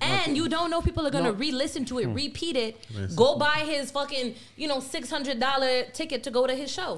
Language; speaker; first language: English; native; English